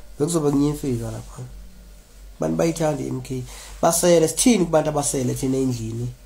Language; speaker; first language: Zulu; native; Zulu